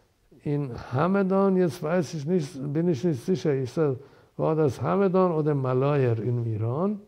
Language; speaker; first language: German; non-native, fluent; Persian